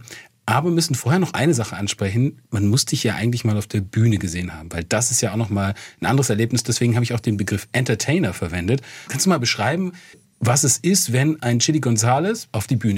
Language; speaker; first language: German; native; German